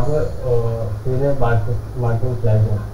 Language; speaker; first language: German; non-native, learner; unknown